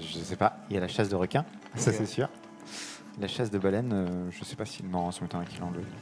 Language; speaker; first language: French; native; French